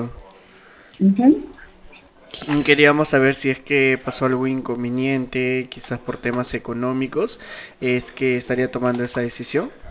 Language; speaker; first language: Spanish; native; Spanish